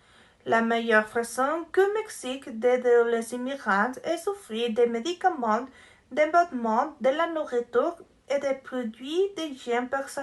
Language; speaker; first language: French; non-native, learner; Spanish